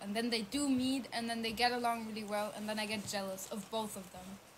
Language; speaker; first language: English; non-native, fluent; German